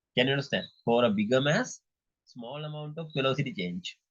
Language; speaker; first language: English; non-native, local second language; Sinhala